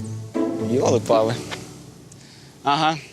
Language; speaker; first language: Russian; native; Russian